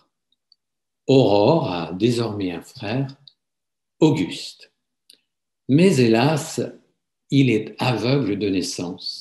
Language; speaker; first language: French; native; French